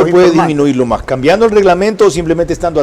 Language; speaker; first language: Spanish; native; Spanish